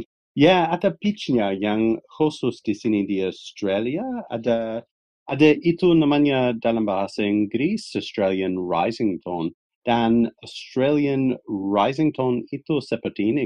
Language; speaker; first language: Indonesian; non-native, fluent; English